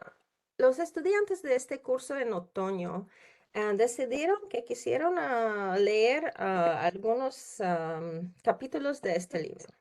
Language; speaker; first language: Spanish; non-native, learner; Czech